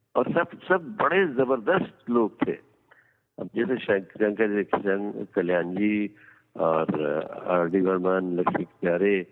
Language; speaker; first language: Hindi; non-native, local second language; Gujarati